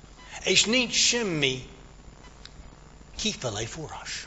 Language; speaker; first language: Hungarian; non-native, fluent; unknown